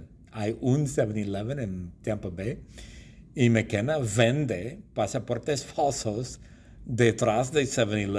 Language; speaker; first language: Spanish; non-native, fluent; English